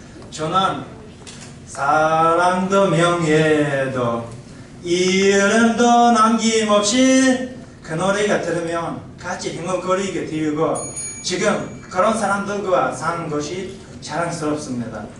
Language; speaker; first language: Korean; non-native, learner; Uzbek